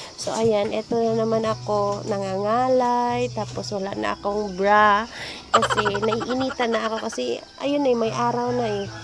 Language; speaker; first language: Filipino; non-native, local second language; Cebuano